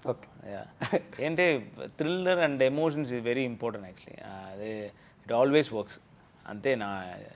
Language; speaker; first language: Telugu; non-native, learner; Tamil